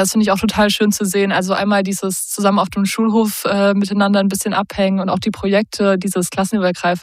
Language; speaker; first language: German; native; German